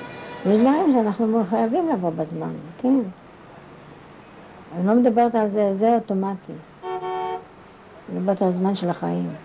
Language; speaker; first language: Hebrew; non-native, fluent; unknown